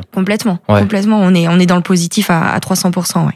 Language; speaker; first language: French; native; French